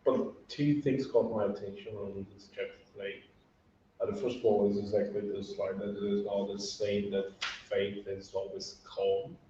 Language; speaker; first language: English; non-native, fluent; Portuguese